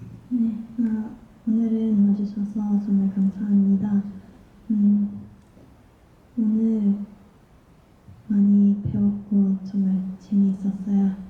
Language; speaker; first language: Korean; non-native, learner; Japanese